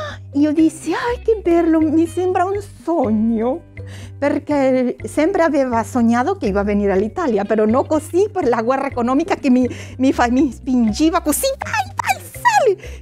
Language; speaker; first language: Italian; non-native, learner; Spanish